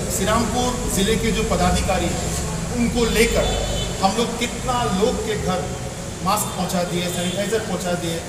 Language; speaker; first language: Hindi; non-native, local second language; Bangla